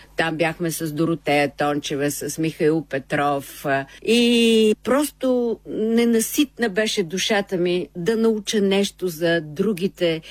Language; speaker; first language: Bulgarian; native; Bulgarian